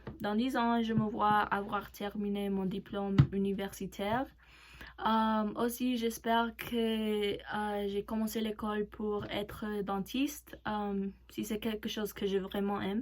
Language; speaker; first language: French; non-native, learner; Spanish